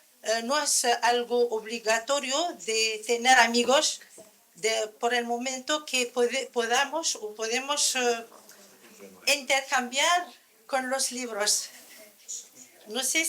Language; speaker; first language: Spanish; non-native, learner; Arabic